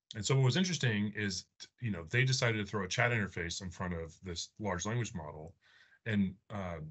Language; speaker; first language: English; native; English